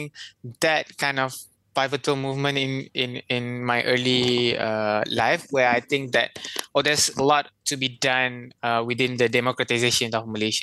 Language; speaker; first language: English; non-native, local second language; Malay